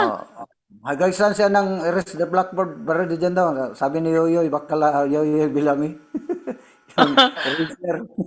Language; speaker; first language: Filipino; non-native, local second language; Cebuano